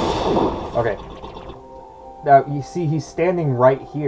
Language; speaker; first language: English; native; English